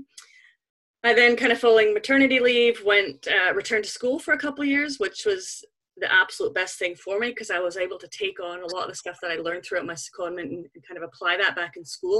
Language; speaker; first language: English; native; English